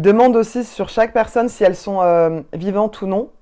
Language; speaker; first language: French; native; French